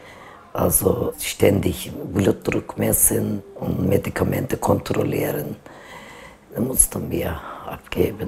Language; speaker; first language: German; non-native, learner; Turkish